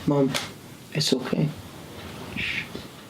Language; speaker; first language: English; native; English